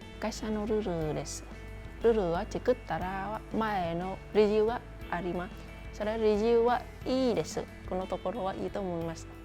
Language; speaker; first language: Japanese; non-native, learner; Vietnamese